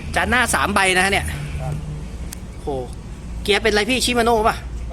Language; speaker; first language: Thai; native; Thai